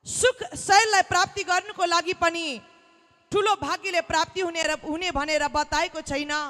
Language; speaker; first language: Nepali; native; Nepali